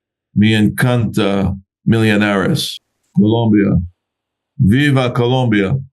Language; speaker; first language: Spanish; non-native, learner; English